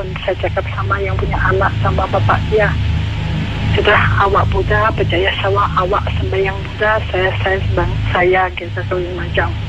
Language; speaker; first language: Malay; non-native, learner; Indonesian